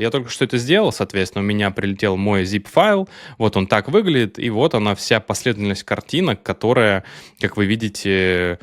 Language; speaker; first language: Russian; native; Russian